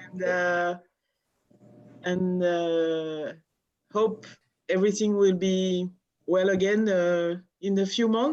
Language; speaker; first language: English; non-native, learner; French